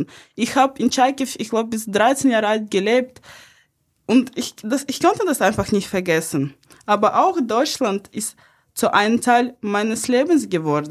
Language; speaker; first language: German; non-native, fluent; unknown